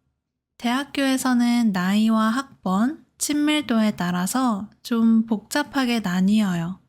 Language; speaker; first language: Korean; native; Korean